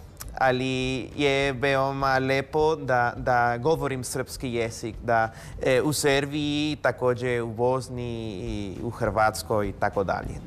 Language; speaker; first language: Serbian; non-native, learner; Spanish